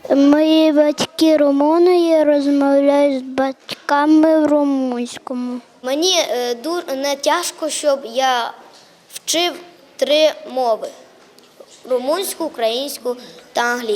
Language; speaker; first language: Ukrainian; non-native, local second language; Romanian